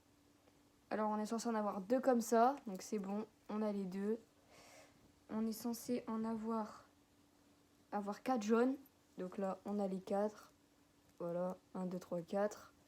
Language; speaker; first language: French; native; French